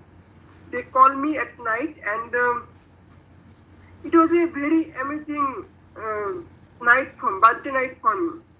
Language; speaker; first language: English; non-native, learner; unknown